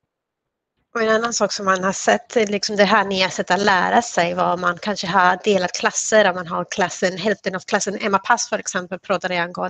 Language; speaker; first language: Swedish; non-native, fluent; Spanish